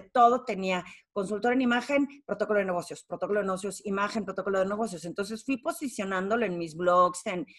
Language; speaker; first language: Spanish; native; Spanish